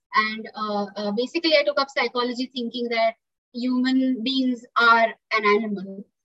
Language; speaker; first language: English; non-native, local second language; Marathi